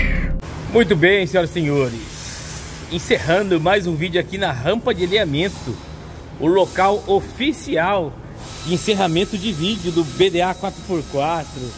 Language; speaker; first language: Portuguese; native; Portuguese